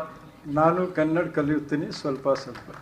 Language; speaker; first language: Kannada; non-native, learner; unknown